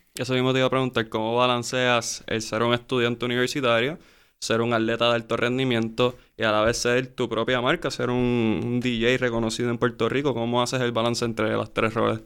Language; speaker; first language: Spanish; native; Spanish